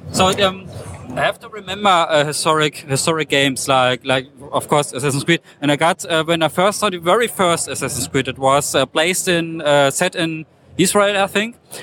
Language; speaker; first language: English; non-native, fluent; German